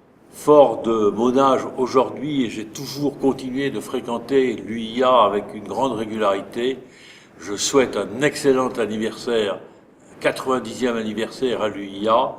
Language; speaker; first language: French; native; French